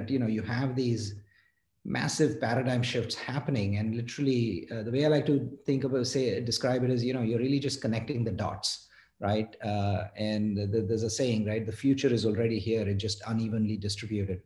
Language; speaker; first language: English; non-native, local second language; Gujarati